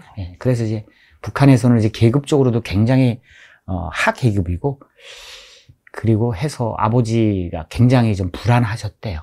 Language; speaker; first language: Korean; native; Korean